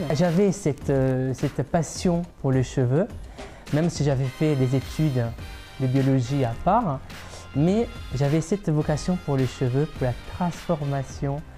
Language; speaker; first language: French; non-native, fluent; Italian